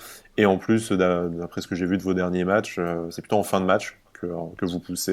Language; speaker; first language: French; native; French